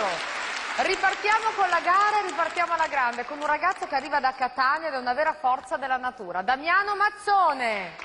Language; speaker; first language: Italian; native; Italian